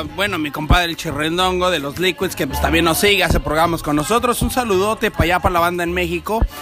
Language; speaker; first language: Spanish; native; Spanish